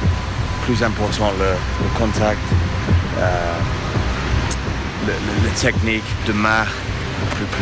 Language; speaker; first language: French; non-native, fluent; English